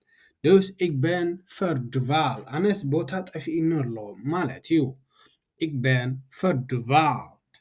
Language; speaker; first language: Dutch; non-native, fluent; Tigrinya